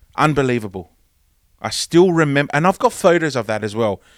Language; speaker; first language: English; early bilingual, other home language; Greek